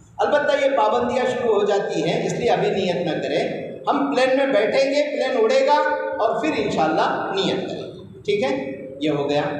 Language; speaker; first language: Urdu; non-native, local second language; Konkani